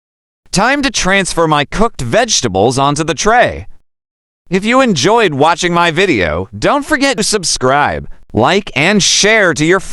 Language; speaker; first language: English; non-native, local second language; Filipino